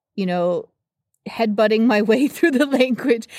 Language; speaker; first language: English; native; English